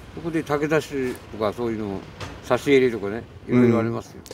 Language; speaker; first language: Japanese; native; Japanese